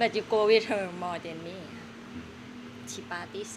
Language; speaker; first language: English; non-native, learner; Thai